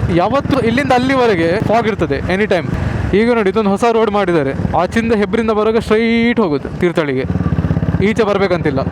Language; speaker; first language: Kannada; non-native, local second language; Tulu